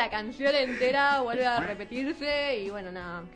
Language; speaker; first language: Spanish; native; Spanish